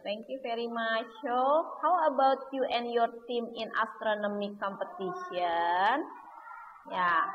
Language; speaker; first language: English; non-native, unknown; Indonesian